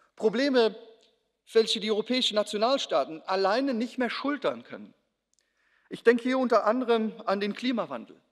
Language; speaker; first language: German; non-native, local second language; Luxembourgish